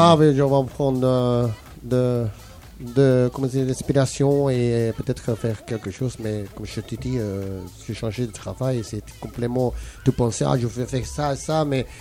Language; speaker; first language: French; non-native, learner; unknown